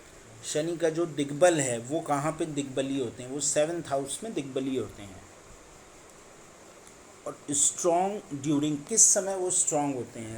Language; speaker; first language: Hindi; native; Hindi